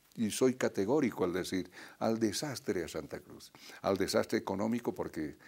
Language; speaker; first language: Spanish; native; Spanish